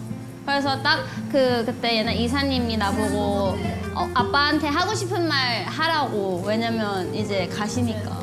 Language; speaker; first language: Korean; non-native, fluent; Thai